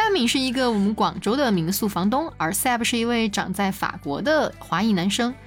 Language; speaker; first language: Chinese; native; Chinese